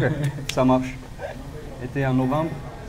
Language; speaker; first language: French; non-native, fluent; Italian